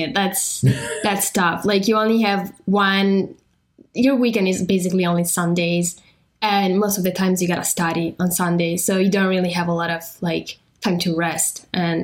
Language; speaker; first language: English; non-native, fluent; Italian